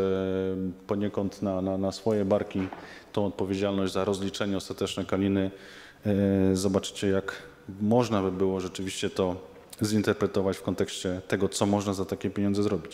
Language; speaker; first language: Polish; native; Polish